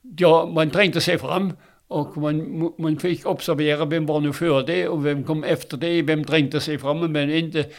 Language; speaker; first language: Swedish; non-native, fluent; German